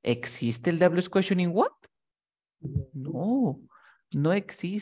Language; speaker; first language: English; non-native, fluent; Spanish